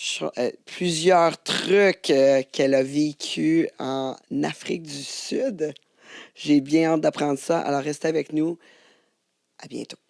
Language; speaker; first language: French; native; French